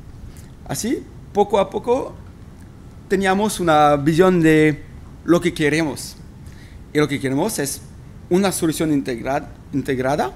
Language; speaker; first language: Spanish; non-native, fluent; French